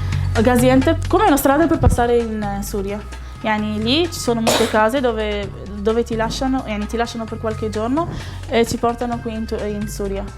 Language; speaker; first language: Italian; early bilingual, other home language; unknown